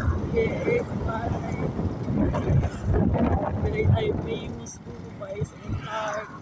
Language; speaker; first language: English; non-native, local second language; Filipino